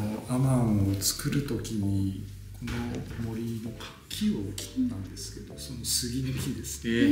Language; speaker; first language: Japanese; native; Japanese